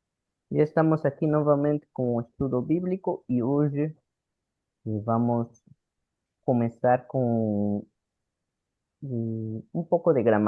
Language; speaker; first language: Spanish; non-native, fluent; Portuguese